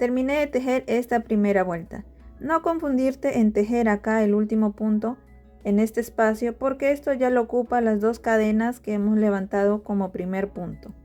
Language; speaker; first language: Spanish; native; Spanish